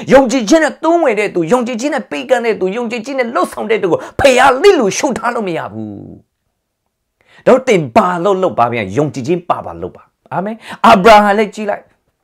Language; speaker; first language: Burmese; native; Burmese